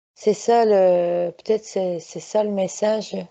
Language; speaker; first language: French; non-native, fluent; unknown